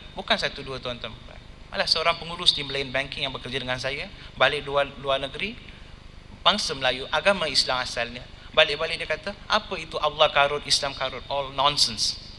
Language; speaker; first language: Malay; non-native, local second language; Tamil